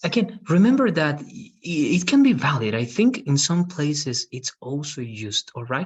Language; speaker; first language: English; non-native, fluent; Spanish